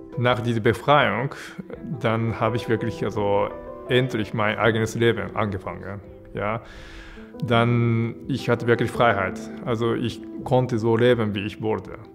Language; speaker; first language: German; non-native, fluent; Japanese